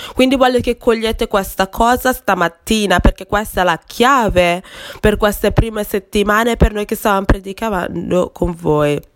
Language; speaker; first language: Italian; non-native, fluent; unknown